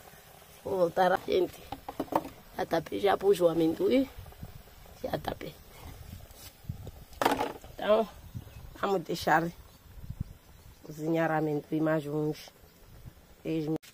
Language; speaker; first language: Portuguese; non-native, local second language; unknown